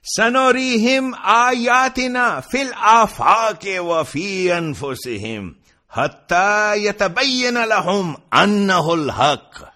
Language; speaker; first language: Urdu; non-native, local second language; Punjabi